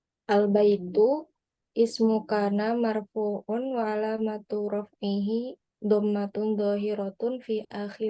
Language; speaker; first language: Arabic; non-native, learner; Indonesian